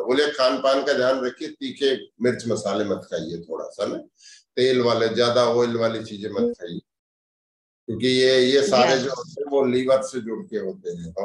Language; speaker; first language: Hindi; native; Hindi